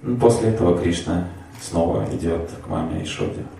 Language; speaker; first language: Russian; native; Russian